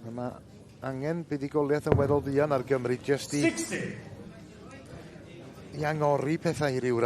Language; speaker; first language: Welsh; native; Welsh